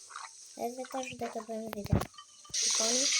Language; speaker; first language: Albanian; early bilingual, heritage; Albanian